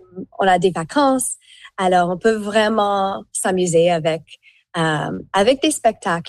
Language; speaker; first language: French; non-native, local second language; English